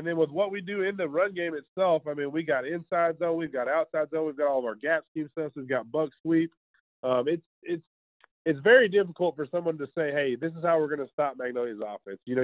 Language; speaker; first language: English; native; English